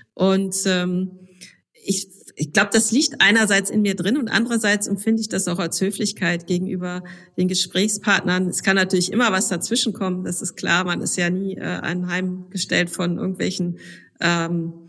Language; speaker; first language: German; native; German